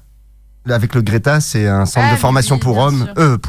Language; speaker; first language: French; native; French